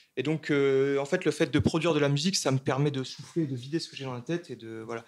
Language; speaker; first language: French; native; French